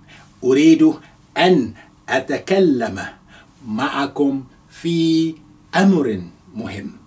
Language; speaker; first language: Arabic; non-native, fluent; Yoruba